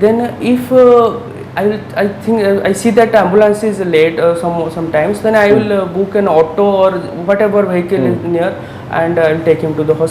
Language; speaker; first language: English; non-native, local second language; Odia